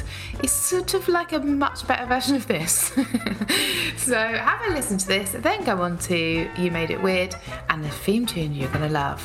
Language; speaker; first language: English; native; English